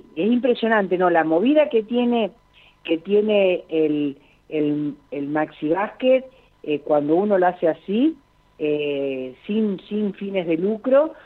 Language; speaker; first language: Spanish; native; Spanish